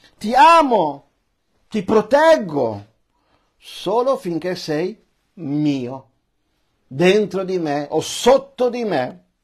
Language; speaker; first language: Italian; early bilingual, other home language; Persian